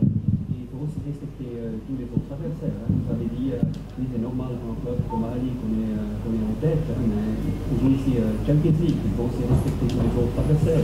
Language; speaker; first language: French; non-native, fluent; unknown